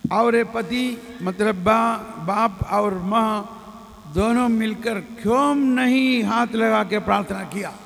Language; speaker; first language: Hindi; non-native, local second language; Malayalam